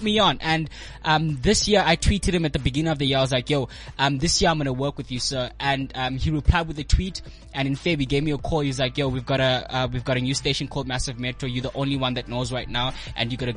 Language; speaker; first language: English; non-native, local second language; Xhosa